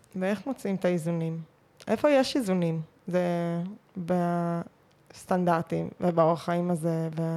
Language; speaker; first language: Hebrew; native; Hebrew